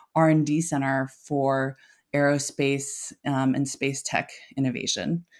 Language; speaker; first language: English; native; English